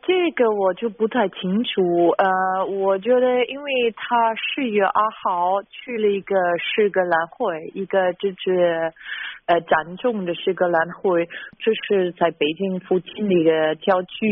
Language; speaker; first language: Chinese; non-native, fluent; German